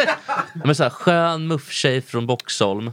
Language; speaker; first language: Swedish; native; Swedish